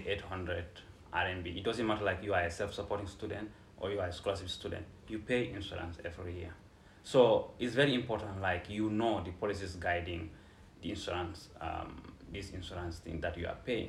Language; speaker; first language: English; non-native, local second language; Fula